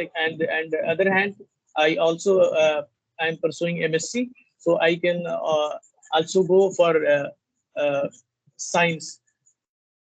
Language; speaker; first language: English; non-native, learner; Hindi